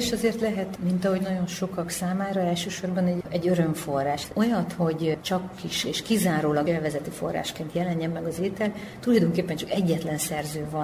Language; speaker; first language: Hungarian; native; Hungarian